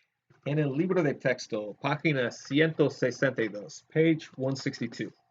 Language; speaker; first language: Spanish; non-native, fluent; English